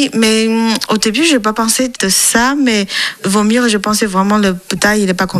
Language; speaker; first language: French; non-native, learner; Chinese